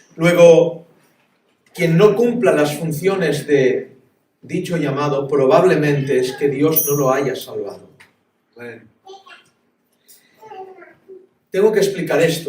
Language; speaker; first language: Spanish; native; Spanish